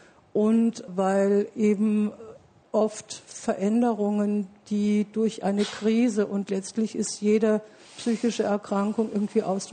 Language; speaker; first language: German; native; German